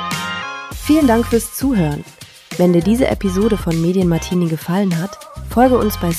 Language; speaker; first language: German; native; German